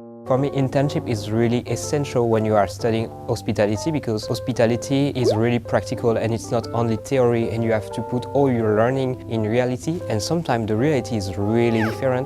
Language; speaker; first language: English; non-native, fluent; French